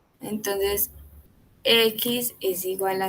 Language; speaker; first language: Spanish; native; Spanish